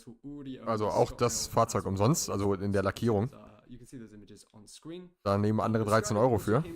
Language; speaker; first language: German; native; German